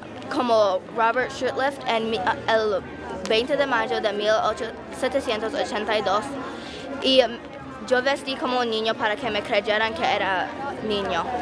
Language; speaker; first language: Spanish; non-native, learner; English